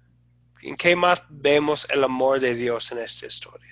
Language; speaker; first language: Spanish; non-native, fluent; English